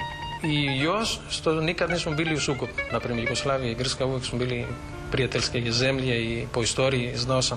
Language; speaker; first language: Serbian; non-native, fluent; Greek